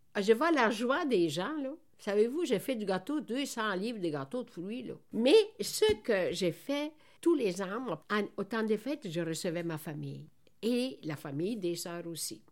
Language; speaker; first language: French; non-native, fluent; Italian